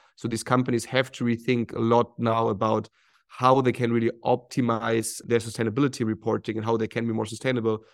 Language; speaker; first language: English; non-native, fluent; German